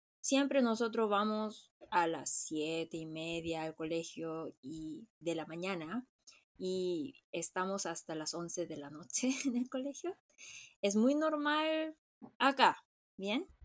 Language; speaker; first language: Spanish; non-native, fluent; Korean